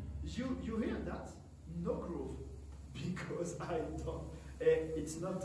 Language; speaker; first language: English; non-native, learner; French